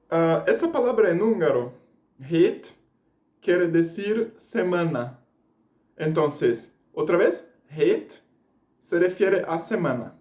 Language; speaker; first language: Spanish; non-native, fluent; Portuguese